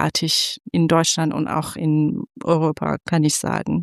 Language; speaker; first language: German; non-native, fluent; Persian